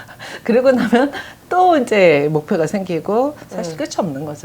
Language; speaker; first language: Korean; native; Korean